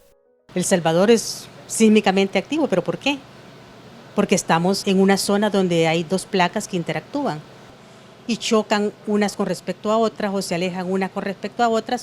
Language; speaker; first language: Spanish; native; Spanish